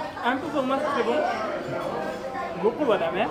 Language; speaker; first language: French; non-native, learner; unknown